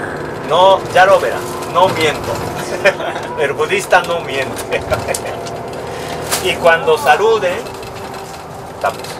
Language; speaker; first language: Spanish; non-native, learner; Japanese